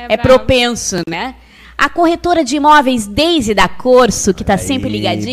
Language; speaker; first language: Portuguese; native; Portuguese